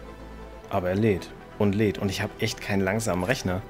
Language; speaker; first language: German; native; German